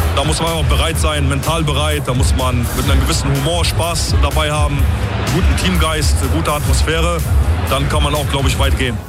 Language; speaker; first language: German; early bilingual, other home language; Polish